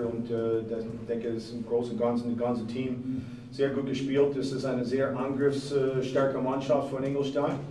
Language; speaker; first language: German; non-native, fluent; English